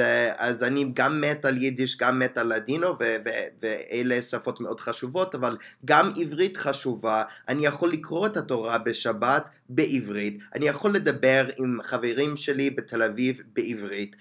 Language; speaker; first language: Hebrew; non-native, fluent; English